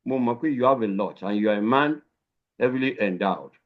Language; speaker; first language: English; non-native, local second language; Yoruba